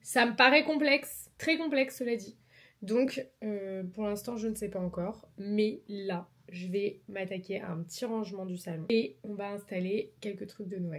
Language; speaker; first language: French; native; French